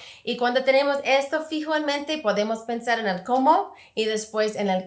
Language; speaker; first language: Spanish; non-native, fluent; English